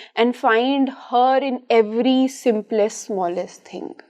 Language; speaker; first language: English; non-native, local second language; Hindi